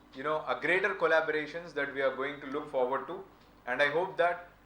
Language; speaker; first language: English; non-native, local second language; Telugu